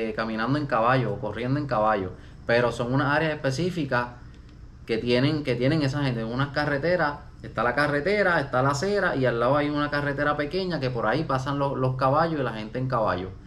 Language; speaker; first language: Spanish; native; Spanish